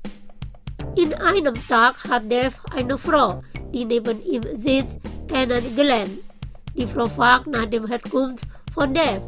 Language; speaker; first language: German; non-native, fluent; Indonesian